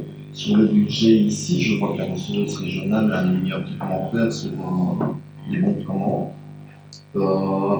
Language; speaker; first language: French; native; French